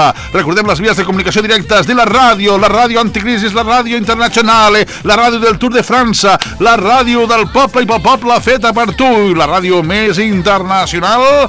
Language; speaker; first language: Catalan; native; Catalan